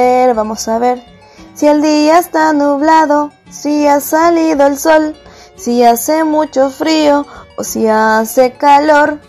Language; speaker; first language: Spanish; native; Spanish